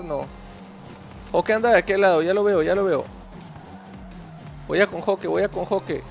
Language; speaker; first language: Spanish; native; Spanish